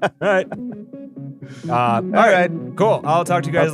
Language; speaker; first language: English; native; English